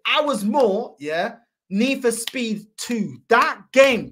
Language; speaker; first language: English; early bilingual, other home language; Portuguese